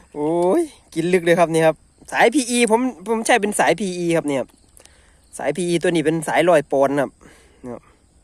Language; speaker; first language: Thai; native; Thai